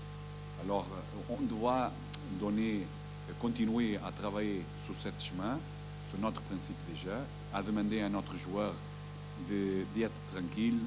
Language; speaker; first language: French; non-native, learner; Portuguese